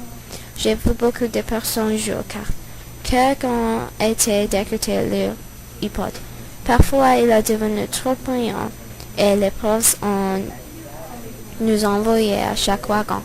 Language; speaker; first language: French; non-native, learner; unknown